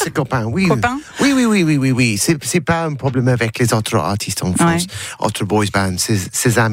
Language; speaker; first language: French; non-native, learner; English